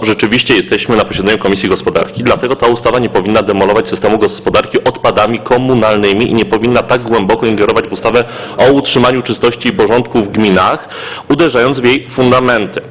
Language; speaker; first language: Polish; native; Polish